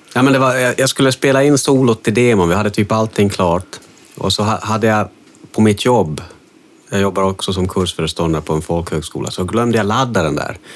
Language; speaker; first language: Swedish; native; Swedish